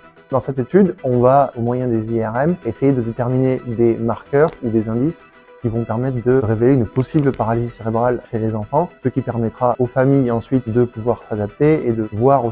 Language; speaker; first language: French; native; French